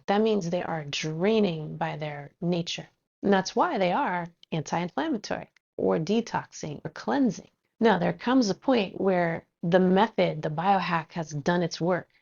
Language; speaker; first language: English; native; English